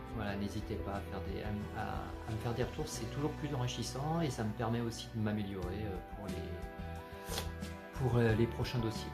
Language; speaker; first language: French; native; French